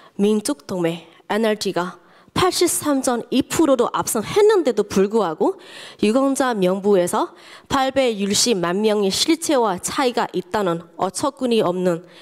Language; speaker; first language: Korean; non-native, fluent; Burmese